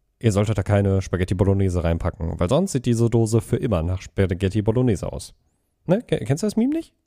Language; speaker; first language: German; native; German